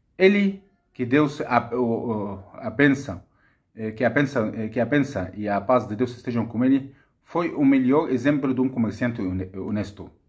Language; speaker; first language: Portuguese; non-native, fluent; Arabic